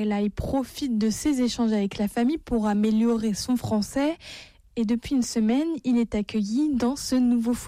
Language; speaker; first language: French; native; French